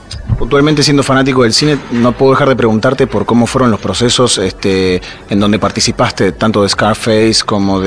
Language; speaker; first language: Spanish; native; Spanish